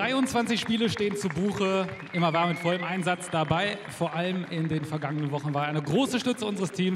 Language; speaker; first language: German; native; German